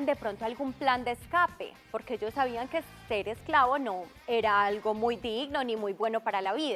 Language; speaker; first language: Spanish; native; Spanish